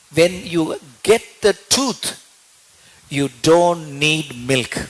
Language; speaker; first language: English; non-native, local second language; Tamil